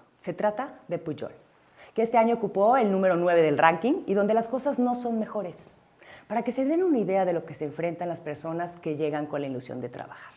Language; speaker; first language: Spanish; native; Spanish